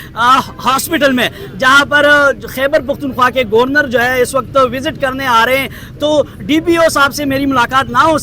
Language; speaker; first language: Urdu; non-native, local second language; Pashto